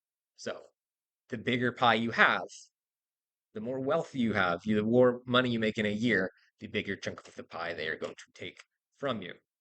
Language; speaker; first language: English; native; English